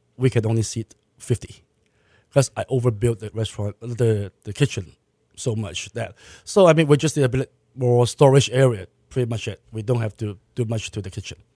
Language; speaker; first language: English; non-native, local second language; Cantonese